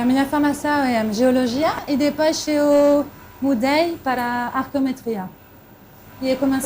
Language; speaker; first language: Portuguese; non-native, fluent; French